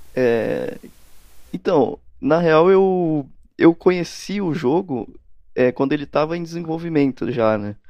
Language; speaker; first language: Portuguese; native; Portuguese